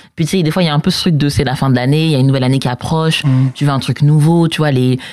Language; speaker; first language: French; native; French